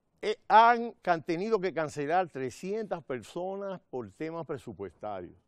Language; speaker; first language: Spanish; native; Spanish